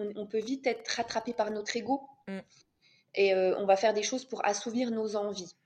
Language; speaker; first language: French; native; French